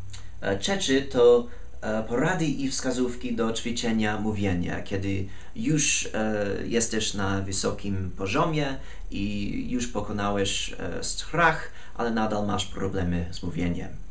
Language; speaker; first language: Polish; non-native, fluent; English